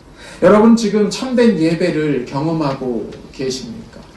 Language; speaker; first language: Korean; native; Korean